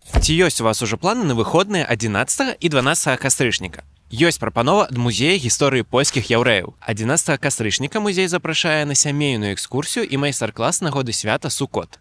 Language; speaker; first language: Belarusian; native; Belarusian